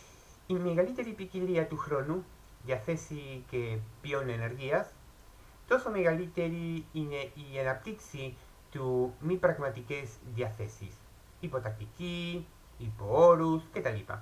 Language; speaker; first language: Greek; non-native, learner; Spanish